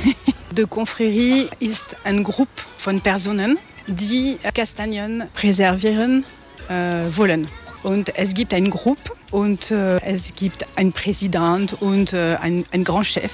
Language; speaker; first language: German; non-native, learner; French